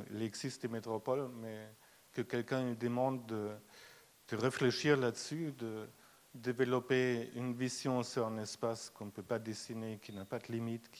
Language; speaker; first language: French; non-native, fluent; German